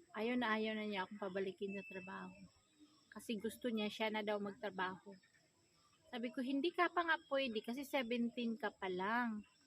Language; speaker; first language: Filipino; native; Filipino